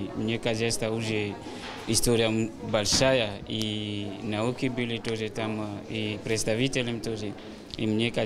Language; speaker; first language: Russian; non-native, learner; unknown